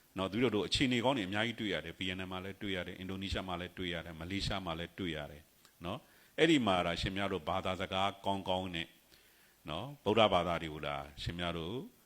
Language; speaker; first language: Burmese; native; Burmese